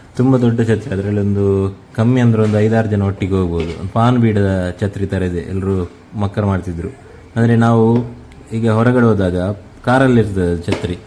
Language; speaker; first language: Kannada; non-native, local second language; Tulu